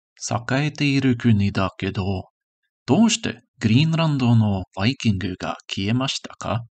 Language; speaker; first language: Japanese; non-native, learner; English